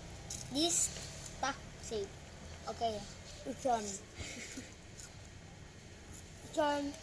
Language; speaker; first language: English; non-native, local second language; Filipino